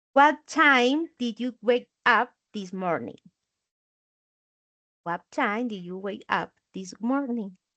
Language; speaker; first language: English; non-native, learner; Spanish